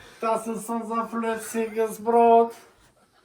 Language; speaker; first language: German; early bilingual, other home language; Russian